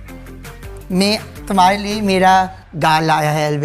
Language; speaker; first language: Hindi; non-native, local second language; English